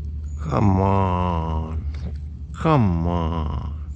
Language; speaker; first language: English; non-native, learner; Romanian